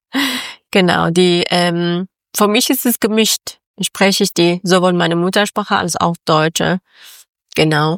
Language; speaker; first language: German; non-native, learner; Persian